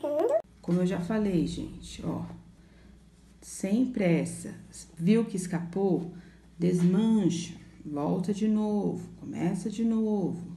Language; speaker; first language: Portuguese; native; Portuguese